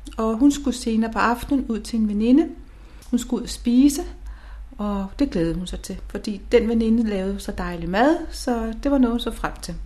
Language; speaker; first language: Danish; native; Danish